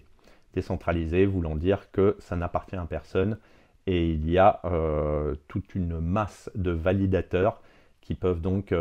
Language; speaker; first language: French; native; French